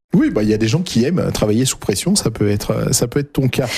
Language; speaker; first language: French; native; French